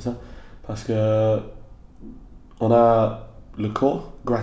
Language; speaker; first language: French; non-native, learner; English